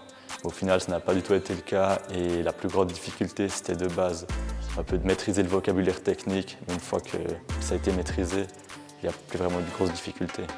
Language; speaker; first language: French; native; French